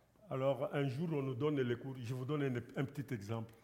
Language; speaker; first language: French; non-native, local second language; Lingala